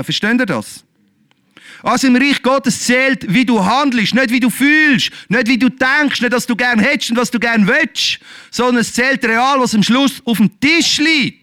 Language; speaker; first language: German; native; German